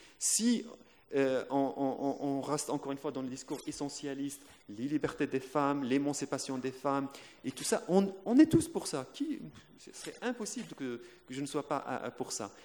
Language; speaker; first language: French; non-native, local second language; Arabic